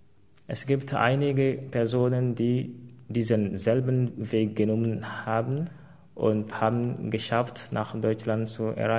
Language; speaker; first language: German; non-native, fluent; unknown